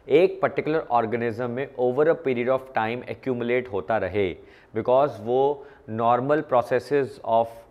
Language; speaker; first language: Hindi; non-native, local second language; Punjabi